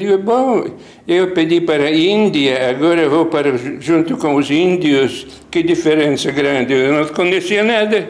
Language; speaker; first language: Portuguese; non-native, fluent; Lithuanian